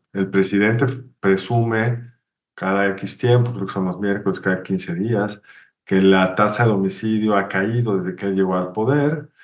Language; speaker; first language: Spanish; native; Spanish